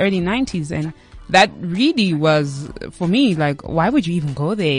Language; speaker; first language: English; non-native, local second language; Xhosa